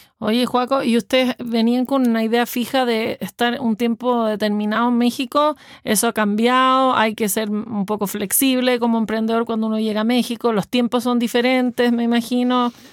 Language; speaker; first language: Spanish; native; Spanish